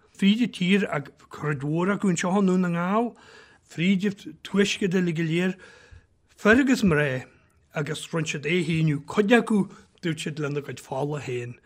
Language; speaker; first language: Irish; native; Irish